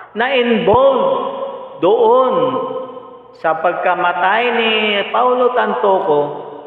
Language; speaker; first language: Filipino; native; Filipino